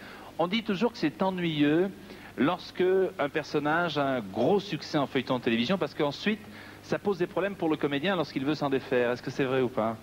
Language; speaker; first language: French; native; French